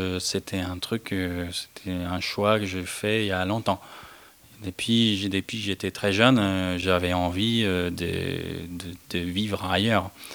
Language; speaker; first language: French; non-native, fluent; Spanish